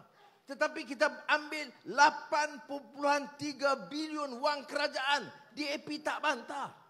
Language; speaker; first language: Malay; native; Malay